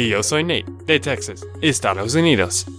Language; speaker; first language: Spanish; non-native, learner; English